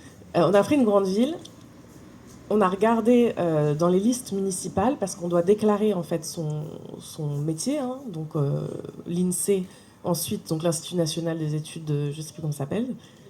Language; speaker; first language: French; native; French